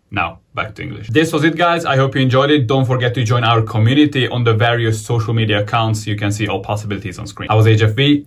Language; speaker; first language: English; non-native, fluent; Hungarian